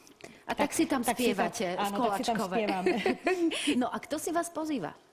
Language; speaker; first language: Slovak; native; Slovak